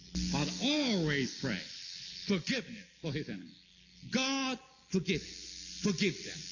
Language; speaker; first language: English; non-native, fluent; Korean